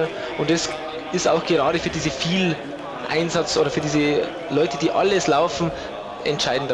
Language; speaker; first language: German; native; German